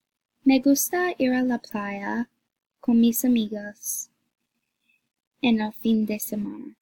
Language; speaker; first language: Spanish; non-native, learner; English